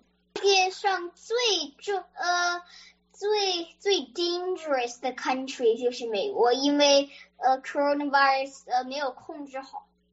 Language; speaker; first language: Chinese; early bilingual, other home language; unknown